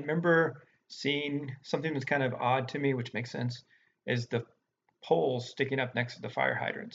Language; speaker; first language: English; native; English